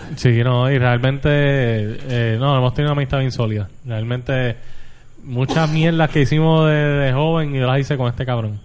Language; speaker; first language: Spanish; native; Spanish